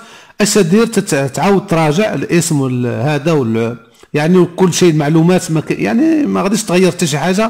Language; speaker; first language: Arabic; native; Arabic